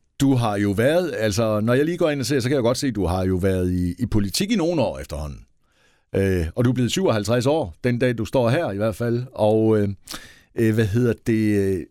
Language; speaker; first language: Danish; native; Danish